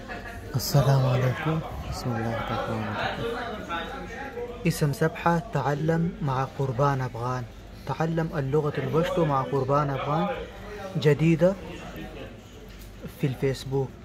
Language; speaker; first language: Arabic; non-native, fluent; Pashto